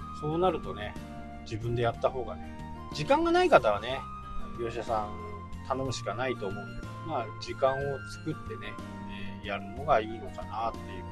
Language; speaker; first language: Japanese; native; Japanese